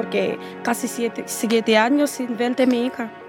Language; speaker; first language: Spanish; non-native, learner; Haitian Creole